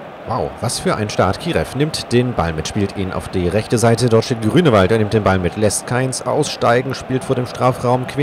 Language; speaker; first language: German; native; German